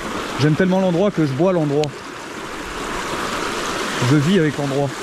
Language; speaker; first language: French; native; French